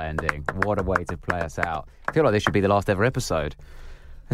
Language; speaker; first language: English; native; English